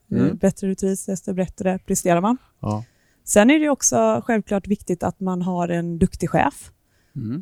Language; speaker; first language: Swedish; native; Swedish